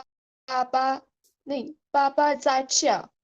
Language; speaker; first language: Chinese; non-native, learner; Urdu